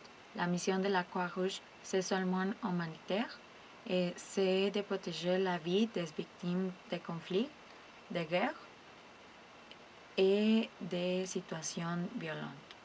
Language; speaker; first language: French; non-native, learner; Spanish